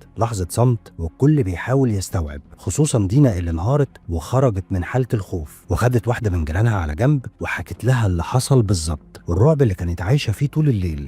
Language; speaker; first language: Arabic; native; Arabic